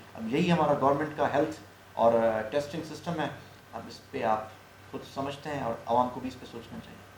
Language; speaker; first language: Urdu; non-native, local second language; Sindhi